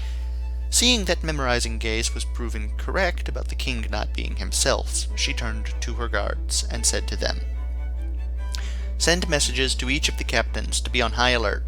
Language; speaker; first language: English; native; English